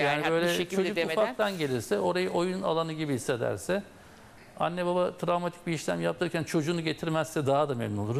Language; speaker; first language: Turkish; native; Turkish